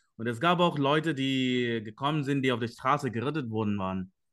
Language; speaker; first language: German; non-native, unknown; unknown